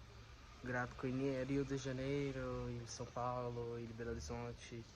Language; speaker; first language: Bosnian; non-native, learner; Portuguese